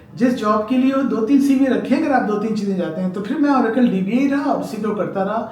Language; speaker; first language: Urdu; native; Urdu